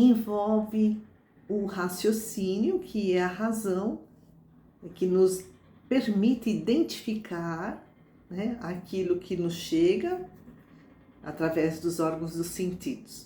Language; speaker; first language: Portuguese; native; Portuguese